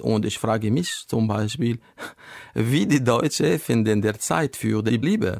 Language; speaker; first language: German; non-native, learner; Arabic